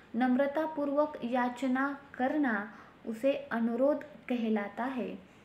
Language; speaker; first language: Hindi; non-native, local second language; Marathi